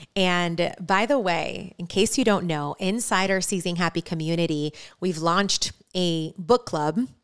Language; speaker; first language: English; early bilingual, other home language; Spanish